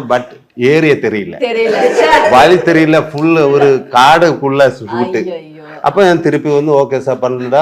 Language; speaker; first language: Tamil; non-native, learner; Malayalam